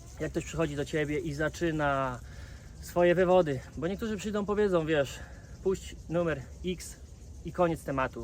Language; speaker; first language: Polish; native; Polish